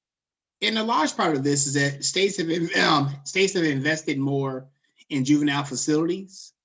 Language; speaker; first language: English; native; English